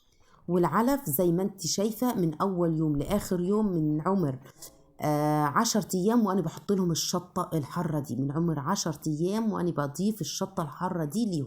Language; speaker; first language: Arabic; native; Arabic